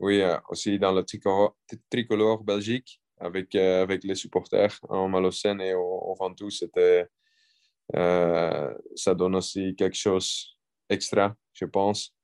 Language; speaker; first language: French; non-native, local second language; Dutch